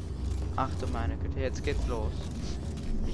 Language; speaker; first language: German; native; German